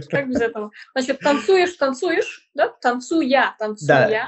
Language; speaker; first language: Russian; native; Russian